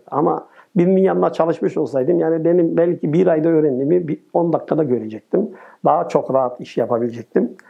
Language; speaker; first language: Turkish; native; Turkish